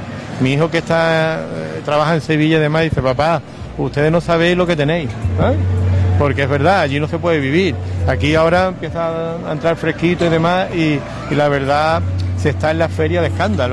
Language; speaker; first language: Spanish; native; Spanish